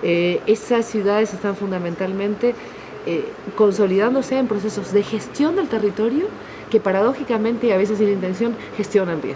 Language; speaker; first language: Spanish; native; Spanish